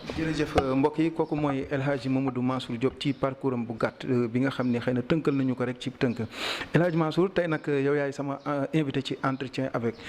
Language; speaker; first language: Wolof; native; Wolof